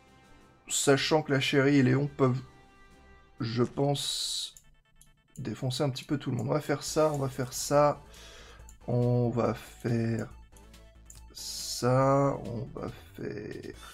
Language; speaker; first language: French; native; French